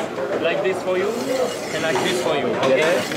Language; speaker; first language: English; non-native, learner; French